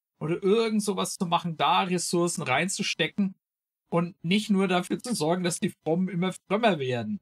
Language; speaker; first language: German; early bilingual, other home language; Slovenian